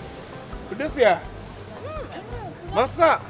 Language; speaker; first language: Indonesian; non-native, fluent; Japanese